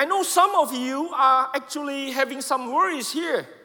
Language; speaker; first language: English; non-native, fluent; Indonesian